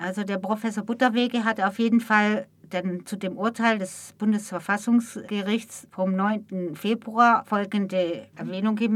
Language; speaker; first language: German; native; German